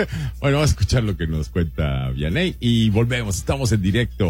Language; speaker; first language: Spanish; native; Spanish